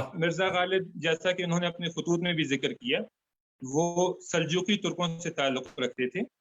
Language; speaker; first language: Urdu; non-native, fluent; Turkmen